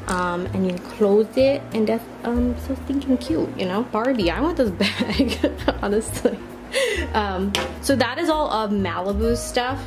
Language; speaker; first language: English; native; English